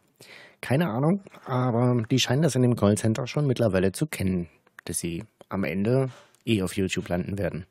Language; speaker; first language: German; native; German